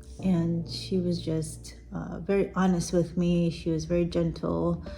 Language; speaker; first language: English; native; English